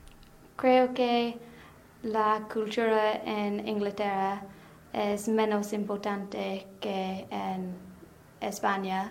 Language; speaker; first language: Spanish; non-native, learner; English